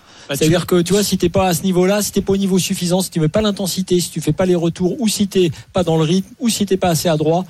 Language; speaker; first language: French; native; French